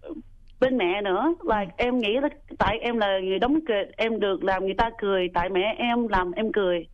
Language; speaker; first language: Vietnamese; early bilingual, heritage; Vietnamese